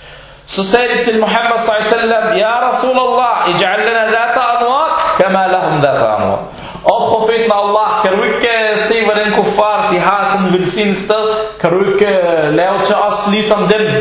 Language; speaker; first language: Danish; non-native, fluent; Arabic